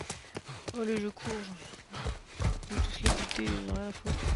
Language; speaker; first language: French; native; French